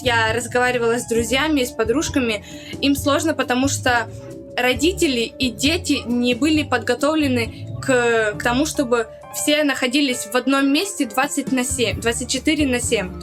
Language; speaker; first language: Russian; early bilingual, other home language; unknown